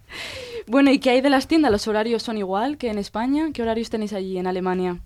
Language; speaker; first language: Spanish; native; Spanish